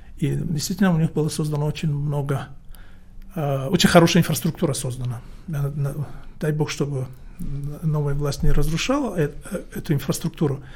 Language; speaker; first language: Russian; non-native, local second language; Tajik